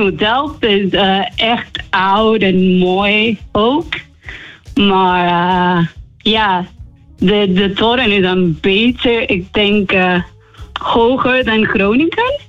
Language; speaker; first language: Dutch; non-native, learner; Spanish